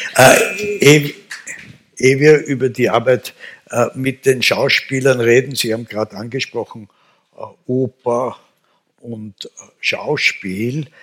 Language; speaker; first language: German; native; German